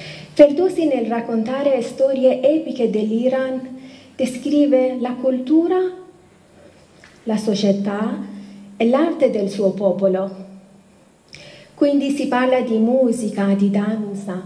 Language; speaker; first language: Italian; non-native, fluent; Persian